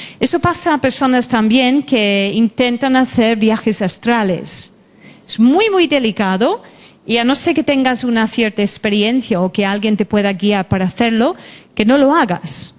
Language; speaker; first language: Spanish; non-native, fluent; English